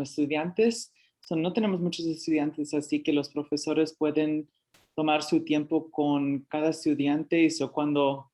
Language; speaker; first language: Spanish; early bilingual, heritage; Spanish